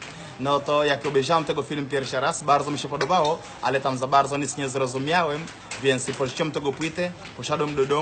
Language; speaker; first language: Polish; non-native, learner; Swahili